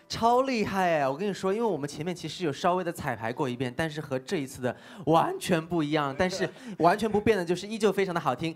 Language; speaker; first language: Chinese; native; Chinese